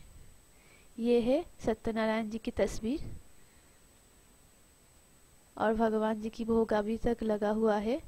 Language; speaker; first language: Hindi; non-native, local second language; Bangla